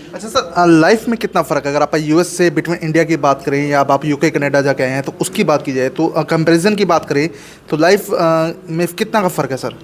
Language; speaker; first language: Hindi; native; Hindi